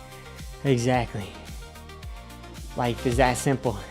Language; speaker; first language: English; native; English